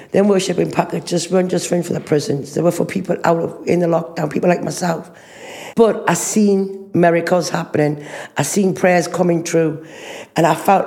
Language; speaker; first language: English; native; English